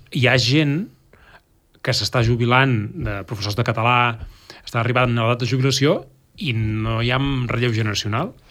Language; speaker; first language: Catalan; native; Catalan